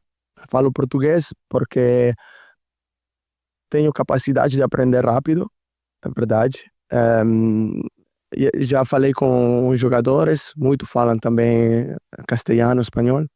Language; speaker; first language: Portuguese; non-native, learner; Italian